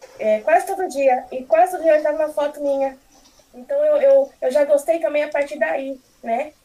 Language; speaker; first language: Portuguese; native; Portuguese